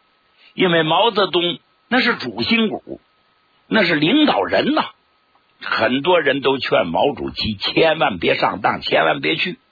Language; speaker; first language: Chinese; native; Chinese